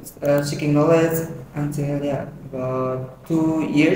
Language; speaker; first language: English; non-native, learner; Indonesian